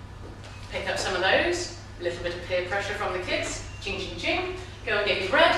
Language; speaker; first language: English; native; English